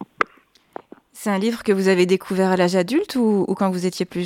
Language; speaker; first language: French; native; French